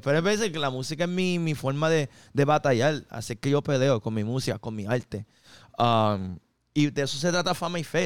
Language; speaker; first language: Spanish; early bilingual, heritage; Spanish